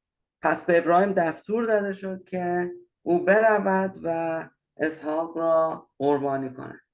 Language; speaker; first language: Persian; native; Persian